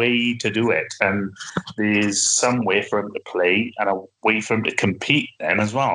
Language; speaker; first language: English; native; English